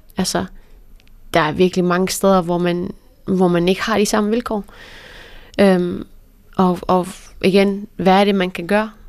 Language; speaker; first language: Danish; early bilingual, other home language; Persian